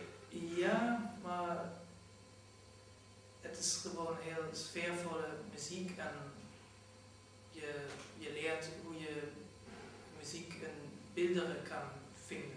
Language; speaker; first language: Dutch; non-native, fluent; German